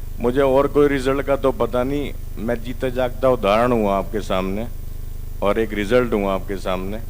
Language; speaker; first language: Hindi; native; Hindi